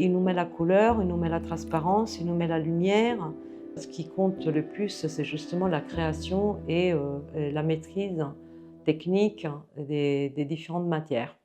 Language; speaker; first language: French; non-native, fluent; Italian